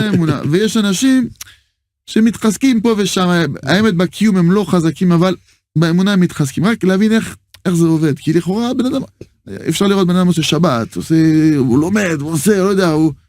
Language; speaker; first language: Hebrew; non-native, fluent; French